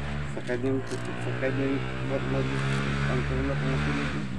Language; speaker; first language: Filipino; non-native, local second language; Surigaonon